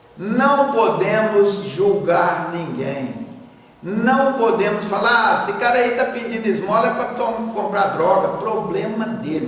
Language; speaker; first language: Portuguese; native; Portuguese